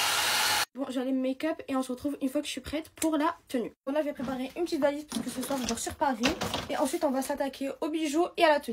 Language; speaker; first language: French; native; French